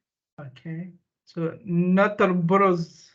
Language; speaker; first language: French; non-native, learner; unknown